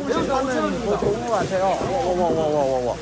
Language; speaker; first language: Korean; non-native, local second language; Chinese